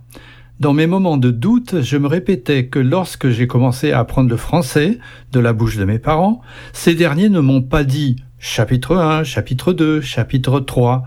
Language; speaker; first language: French; native; French